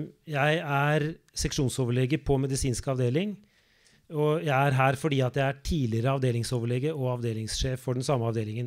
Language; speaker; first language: Norwegian; native; Norwegian